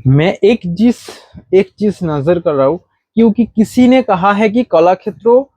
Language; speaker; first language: Hindi; non-native, local second language; Bangla